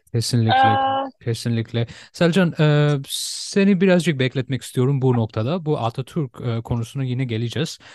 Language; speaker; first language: Turkish; non-native, fluent; Bangla